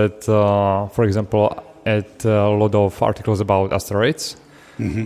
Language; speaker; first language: English; non-native, fluent; Slovak